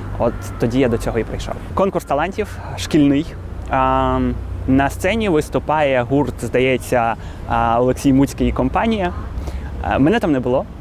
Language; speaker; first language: Ukrainian; non-native, local second language; Russian